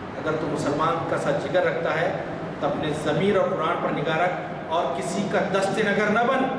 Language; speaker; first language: Urdu; native; Urdu